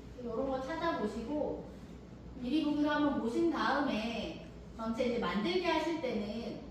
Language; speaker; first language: Korean; native; Korean